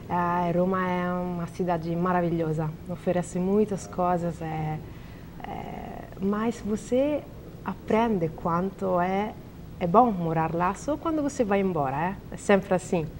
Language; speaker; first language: Portuguese; non-native, learner; Italian